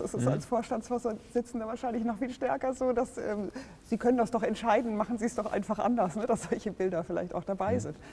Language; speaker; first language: German; native; German